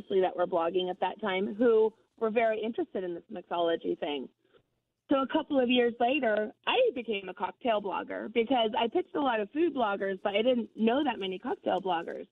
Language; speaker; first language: English; native; English